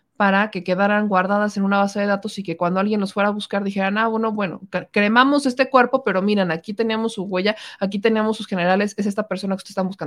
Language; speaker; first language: Spanish; native; Spanish